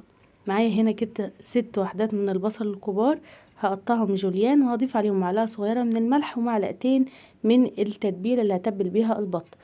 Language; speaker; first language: Arabic; native; Arabic